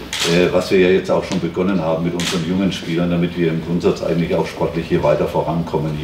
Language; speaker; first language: German; native; German